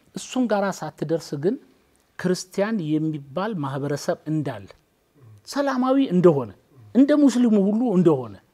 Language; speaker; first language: Amharic; native; Amharic